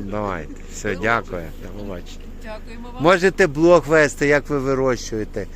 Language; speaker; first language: Ukrainian; native; Ukrainian